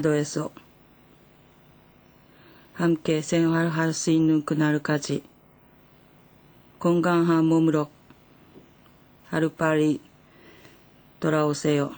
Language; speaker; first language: Korean; non-native, fluent; Japanese